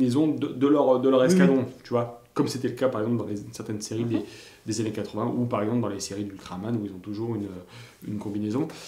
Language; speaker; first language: French; native; French